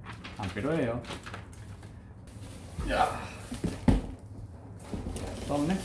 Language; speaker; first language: Korean; non-native, learner; Spanish